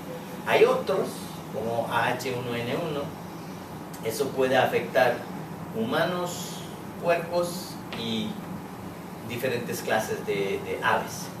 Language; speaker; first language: Spanish; non-native, fluent; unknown